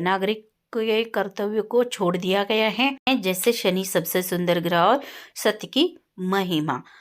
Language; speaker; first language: Hindi; non-native, local second language; Kannada